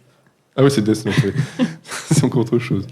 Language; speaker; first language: French; native; French